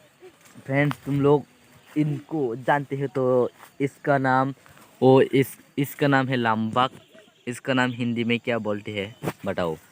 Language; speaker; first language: Hindi; non-native, local second language; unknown